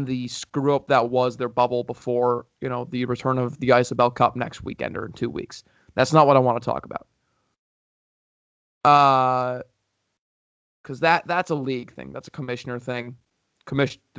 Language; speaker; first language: English; native; English